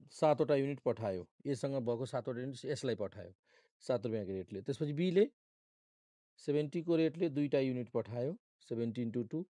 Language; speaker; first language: Nepali; non-native, local second language; Maithili